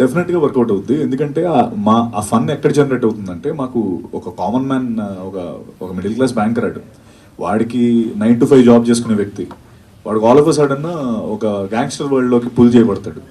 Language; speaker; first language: Telugu; native; Telugu